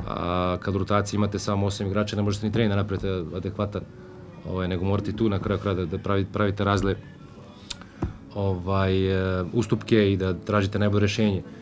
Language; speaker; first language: Serbian; native; Serbian